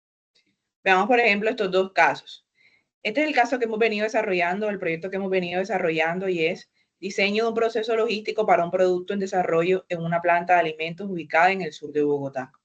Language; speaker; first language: Spanish; native; Spanish